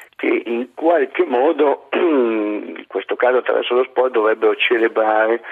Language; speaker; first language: Italian; native; Italian